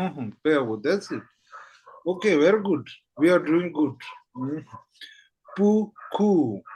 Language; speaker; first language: English; non-native, fluent; Tibetan